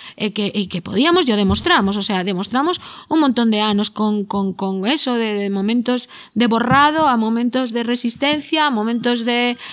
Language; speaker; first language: Galician; native; Galician